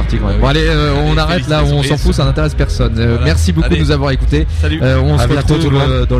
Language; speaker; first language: French; native; French